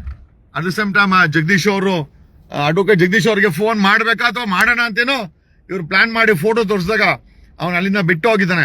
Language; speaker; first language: Kannada; native; Kannada